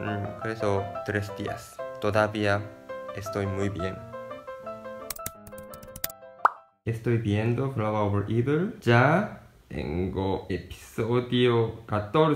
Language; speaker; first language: Spanish; non-native, learner; Japanese